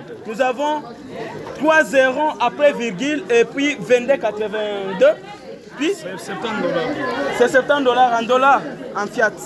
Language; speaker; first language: French; non-native, local second language; Swahili